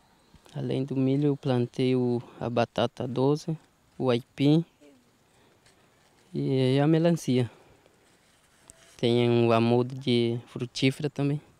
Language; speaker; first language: Portuguese; non-native, local second language; Guarani